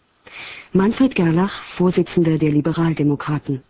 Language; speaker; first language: German; native; German